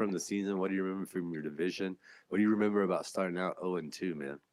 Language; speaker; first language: English; native; English